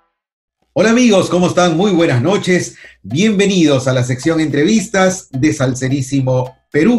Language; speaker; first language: Spanish; native; Spanish